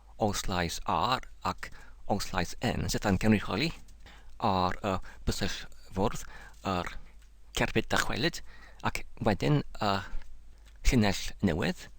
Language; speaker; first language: Welsh; non-native, learner; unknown